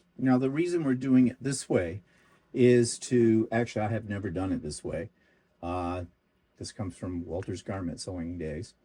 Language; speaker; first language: English; native; English